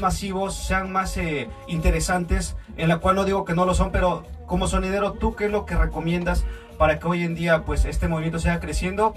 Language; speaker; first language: Spanish; native; Spanish